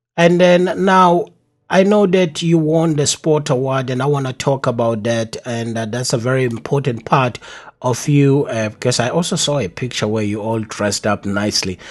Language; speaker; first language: English; non-native, local second language; Zulu